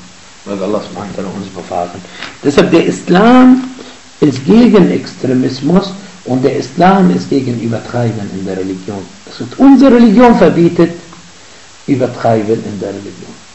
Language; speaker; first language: German; non-native, fluent; Arabic